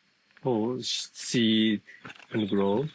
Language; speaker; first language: English; non-native, learner; Japanese